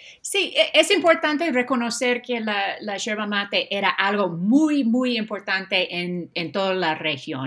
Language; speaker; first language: Spanish; non-native, fluent; English